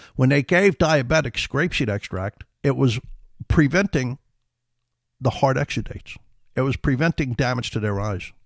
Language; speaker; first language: English; native; English